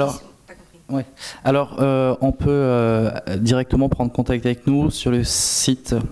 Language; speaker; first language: French; native; French